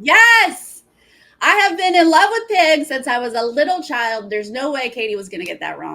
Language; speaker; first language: English; native; English